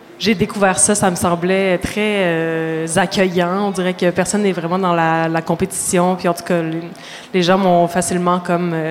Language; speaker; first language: French; native; French